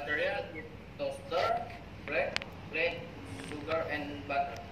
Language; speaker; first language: English; non-native, learner; Indonesian